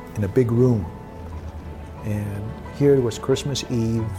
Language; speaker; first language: English; early bilingual, other home language; German